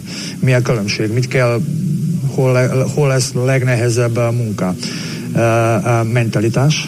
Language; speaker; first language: Hungarian; non-native, learner; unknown